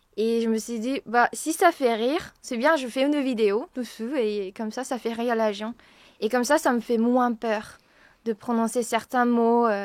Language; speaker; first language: French; non-native, fluent; Japanese